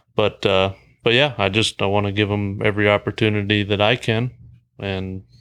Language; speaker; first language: English; native; English